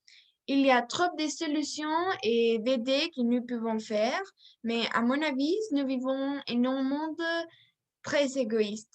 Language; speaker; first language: French; non-native, learner; Spanish